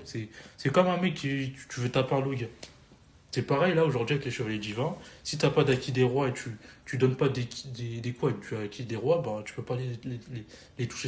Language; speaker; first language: French; native; French